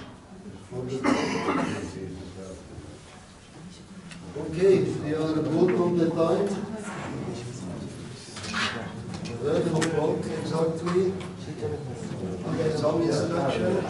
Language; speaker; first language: English; non-native, learner; Czech